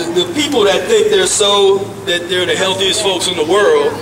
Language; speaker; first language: English; native; English